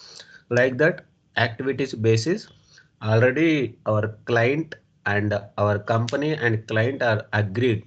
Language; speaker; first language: English; non-native, local second language; Telugu